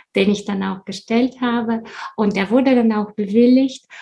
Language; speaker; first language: German; non-native, fluent; Russian